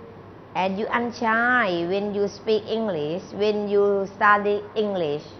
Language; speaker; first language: English; non-native, learner; Thai